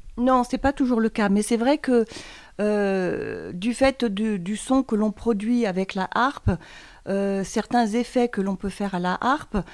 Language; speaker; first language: French; native; French